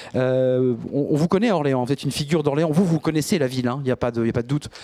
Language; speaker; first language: French; native; French